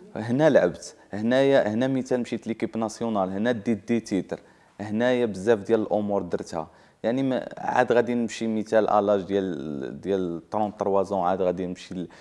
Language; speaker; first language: Arabic; native; Arabic